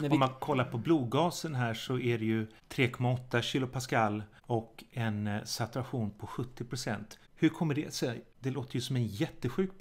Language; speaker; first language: Swedish; native; Swedish